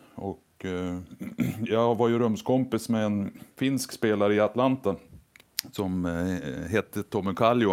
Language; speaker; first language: Swedish; native; Swedish